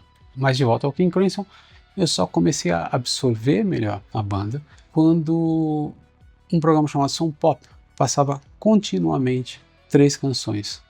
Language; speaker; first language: Portuguese; native; Portuguese